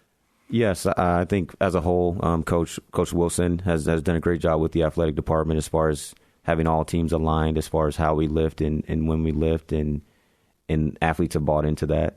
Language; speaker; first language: English; native; English